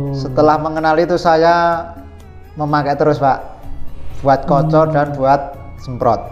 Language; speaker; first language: Indonesian; non-native, local second language; Javanese